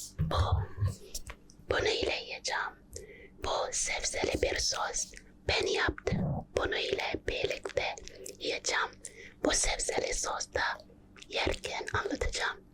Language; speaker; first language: Turkish; non-native, learner; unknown